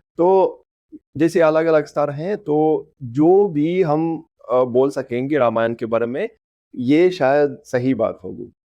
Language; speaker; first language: Hindi; non-native, fluent; Russian